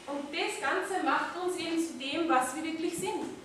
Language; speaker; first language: German; native; German